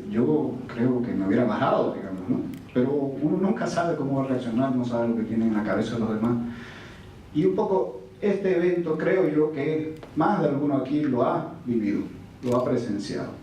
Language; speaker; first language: Spanish; native; Spanish